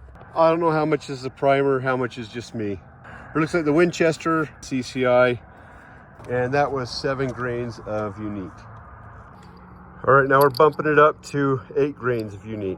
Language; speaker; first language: English; native; English